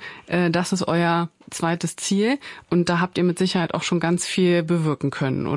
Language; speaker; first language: German; native; German